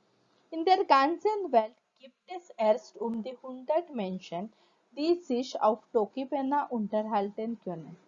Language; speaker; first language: German; non-native, fluent; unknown